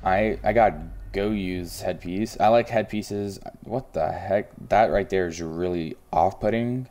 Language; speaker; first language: English; native; English